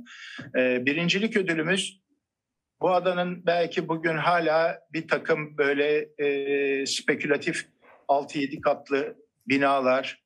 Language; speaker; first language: Turkish; native; Turkish